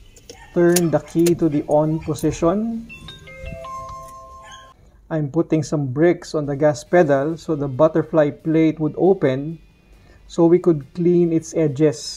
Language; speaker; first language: English; non-native, local second language; Filipino